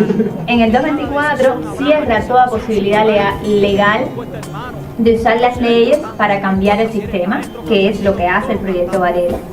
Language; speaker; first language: Spanish; native; Spanish